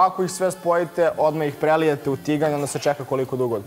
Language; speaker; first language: Serbian; native; Serbian